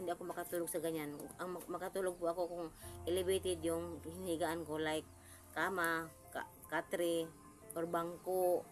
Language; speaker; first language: Filipino; non-native, local second language; Cebuano